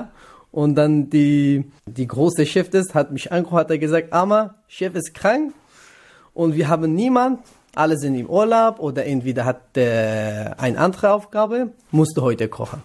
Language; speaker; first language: German; non-native, learner; Kurdish